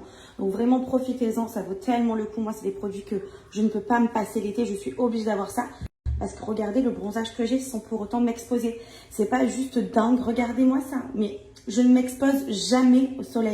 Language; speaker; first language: French; native; French